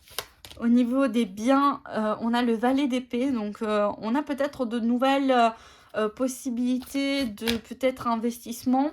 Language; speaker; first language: French; native; French